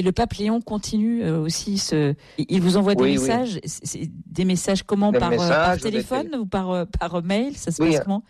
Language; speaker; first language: French; native; French